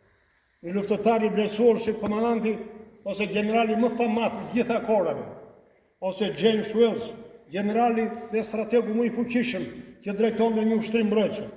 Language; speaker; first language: Albanian; native; Albanian